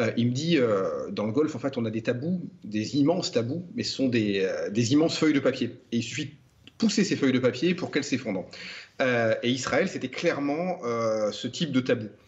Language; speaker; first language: French; native; French